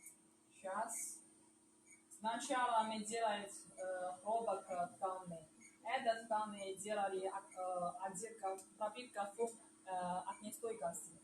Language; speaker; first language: Russian; non-native, learner; Chinese